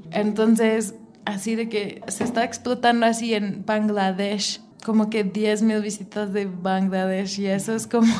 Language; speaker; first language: Spanish; non-native, fluent; English